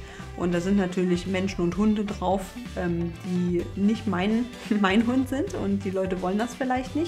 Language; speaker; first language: German; native; German